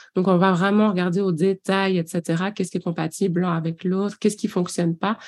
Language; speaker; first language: French; native; French